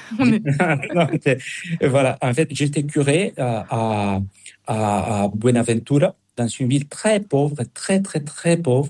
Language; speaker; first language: French; non-native, fluent; Spanish